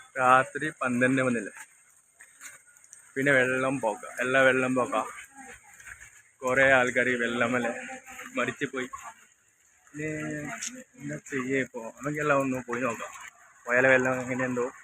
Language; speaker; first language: Malayalam; non-native, learner; Assamese